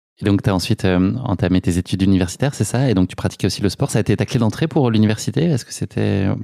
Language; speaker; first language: French; native; French